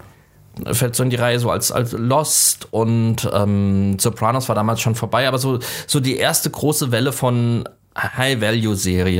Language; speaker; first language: German; native; German